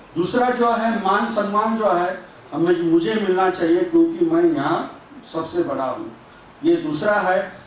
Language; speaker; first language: Hindi; non-native, local second language; Marathi